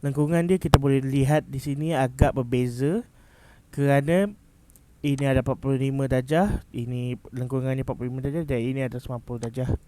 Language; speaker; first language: Malay; native; Malay